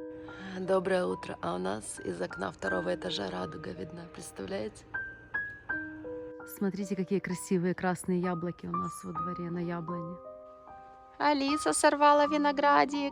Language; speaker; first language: Russian; native; Russian